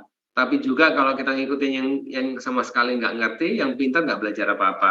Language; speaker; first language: Indonesian; non-native, fluent; English